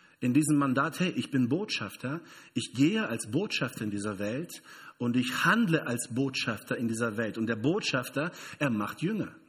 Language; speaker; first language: German; non-native, fluent; Portuguese